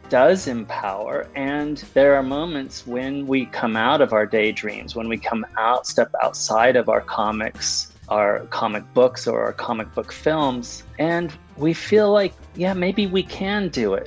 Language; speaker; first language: English; early bilingual, other home language; Spanish